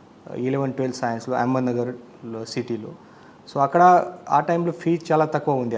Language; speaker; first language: Telugu; non-native, learner; Marathi